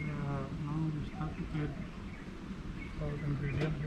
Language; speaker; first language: English; non-native, learner; Indonesian